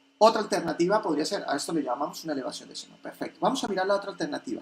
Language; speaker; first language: Spanish; native; Spanish